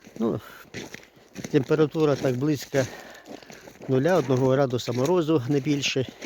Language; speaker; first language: Ukrainian; native; Ukrainian